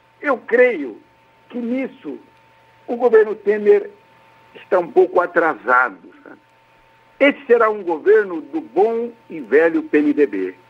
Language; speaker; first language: Portuguese; native; Portuguese